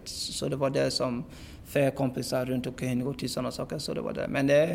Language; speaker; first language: Swedish; non-native, fluent; English